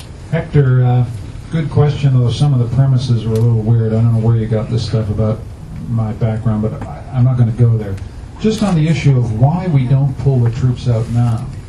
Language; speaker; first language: English; native; English